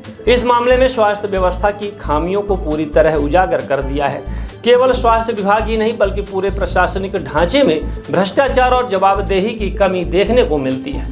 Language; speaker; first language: Hindi; native; Hindi